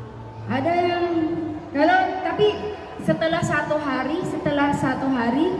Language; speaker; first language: Indonesian; non-native, learner; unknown